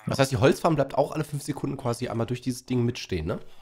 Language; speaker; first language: German; native; German